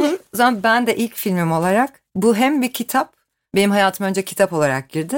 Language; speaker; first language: Turkish; native; Turkish